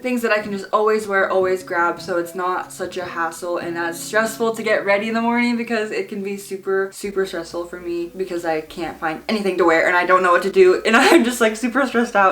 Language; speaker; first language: English; native; English